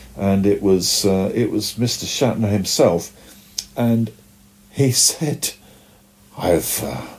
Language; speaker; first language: English; native; English